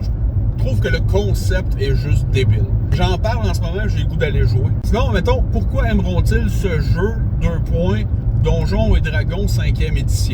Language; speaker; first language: French; native; French